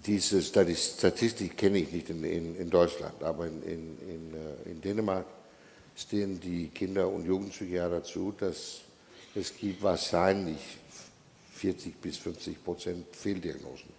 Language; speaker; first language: German; non-native, fluent; Danish